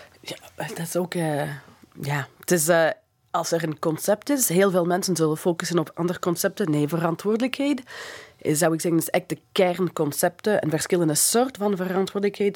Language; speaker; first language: Dutch; non-native, fluent; English